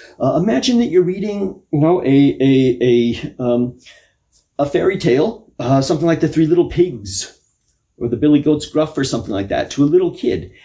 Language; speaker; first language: English; native; English